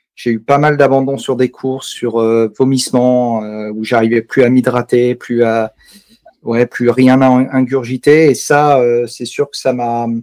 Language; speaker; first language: French; native; French